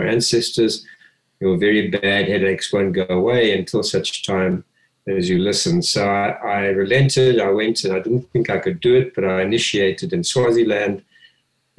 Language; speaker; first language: English; native; English